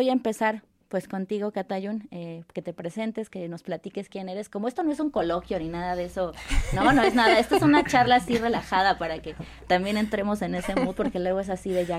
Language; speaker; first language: Spanish; native; Spanish